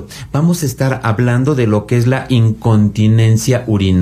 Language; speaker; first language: Spanish; native; Spanish